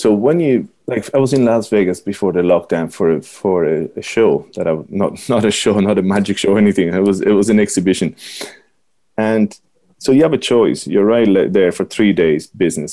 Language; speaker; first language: English; non-native, fluent; Italian